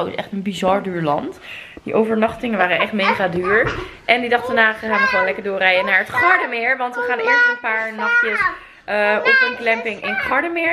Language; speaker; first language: Dutch; native; Dutch